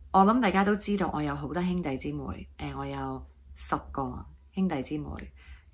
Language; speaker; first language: Cantonese; non-native, fluent; English